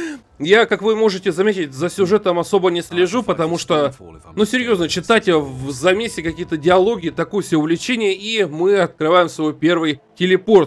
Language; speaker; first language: Russian; native; Russian